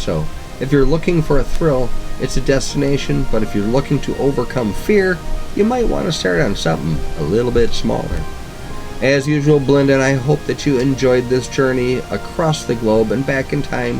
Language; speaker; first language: English; native; English